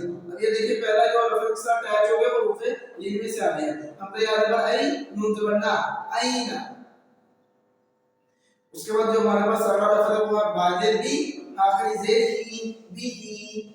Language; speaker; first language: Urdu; non-native, local second language; Punjabi